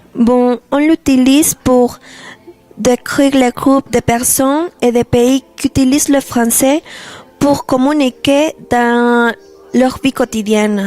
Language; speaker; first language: French; non-native, learner; Spanish